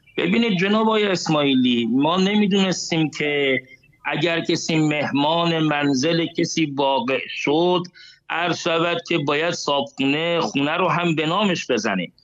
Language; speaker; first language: Persian; native; Persian